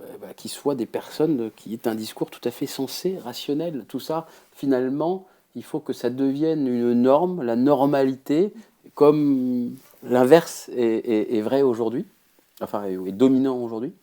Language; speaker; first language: French; native; French